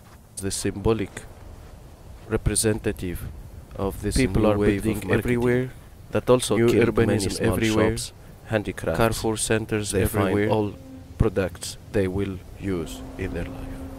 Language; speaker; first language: English; non-native, fluent; Arabic